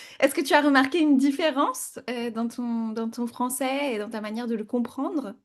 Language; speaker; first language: French; native; French